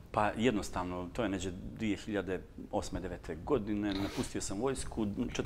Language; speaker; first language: Serbian; native; Serbian